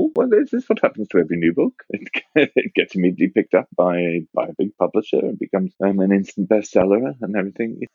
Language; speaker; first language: English; native; English